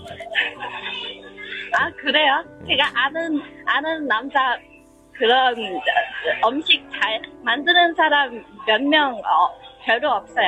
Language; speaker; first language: Korean; non-native, learner; Chinese